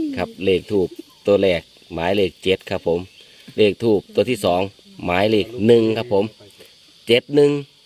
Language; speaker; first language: Thai; native; Thai